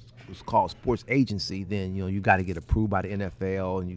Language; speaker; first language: English; native; English